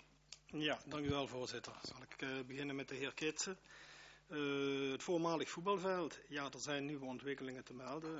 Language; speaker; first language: Dutch; native; Dutch